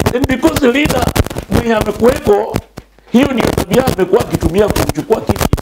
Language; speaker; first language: English; non-native, local second language; Swahili